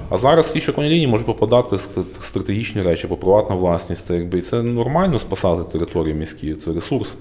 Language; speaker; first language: Ukrainian; native; Ukrainian